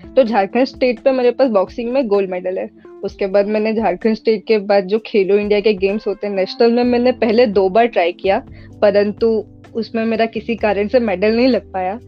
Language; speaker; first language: Hindi; native; Hindi